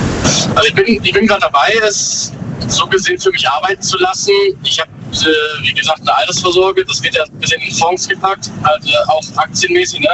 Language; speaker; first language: German; native; German